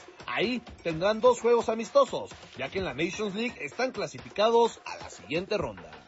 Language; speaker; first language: Spanish; native; Spanish